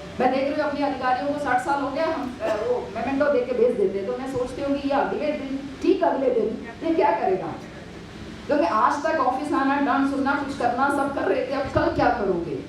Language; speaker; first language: Hindi; non-native, local second language; Malayalam